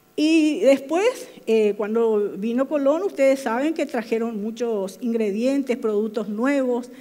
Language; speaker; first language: Spanish; non-native, local second language; Guarani